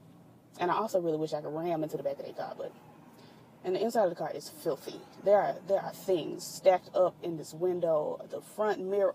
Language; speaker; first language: English; native; English